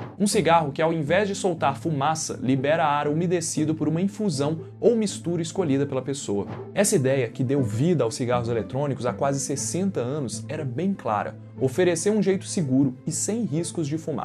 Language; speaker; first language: Portuguese; native; Portuguese